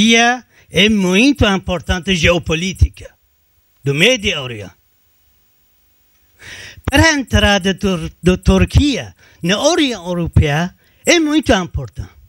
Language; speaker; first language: Portuguese; non-native, learner; Turkish